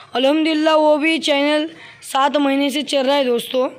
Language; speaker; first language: Hindi; non-native, local second language; Urdu